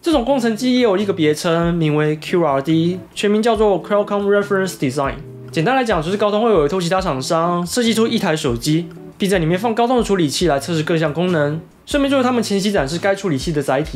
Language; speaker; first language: Chinese; native; Chinese